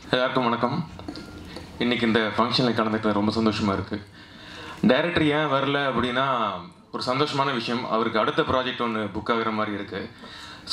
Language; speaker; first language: Tamil; native; Tamil